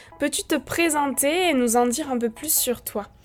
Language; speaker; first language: French; native; French